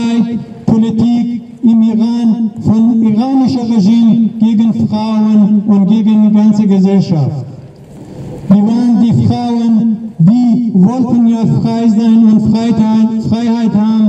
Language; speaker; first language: German; non-native, learner; Persian